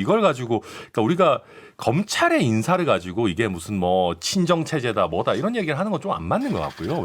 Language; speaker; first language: Korean; native; Korean